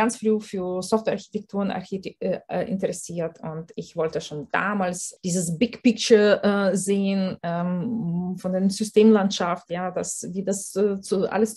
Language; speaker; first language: German; non-native, fluent; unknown